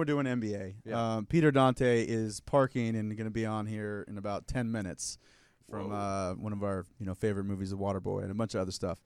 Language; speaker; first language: English; native; English